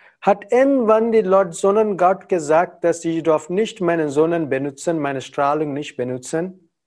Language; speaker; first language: German; non-native, learner; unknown